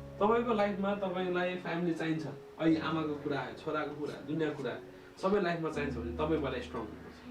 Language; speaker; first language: Nepali; native; Nepali